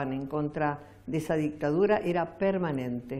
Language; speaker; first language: Spanish; native; Spanish